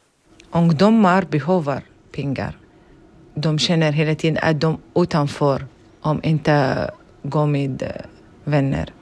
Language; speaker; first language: Swedish; non-native, learner; Arabic